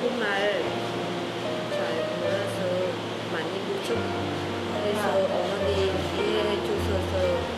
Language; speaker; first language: Korean; non-native, learner; Vietnamese